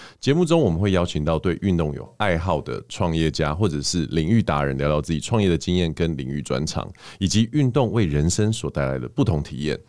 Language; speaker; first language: Chinese; native; Chinese